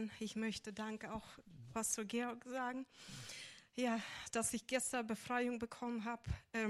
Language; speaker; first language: German; non-native, fluent; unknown